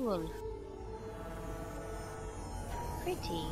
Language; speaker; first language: English; native; English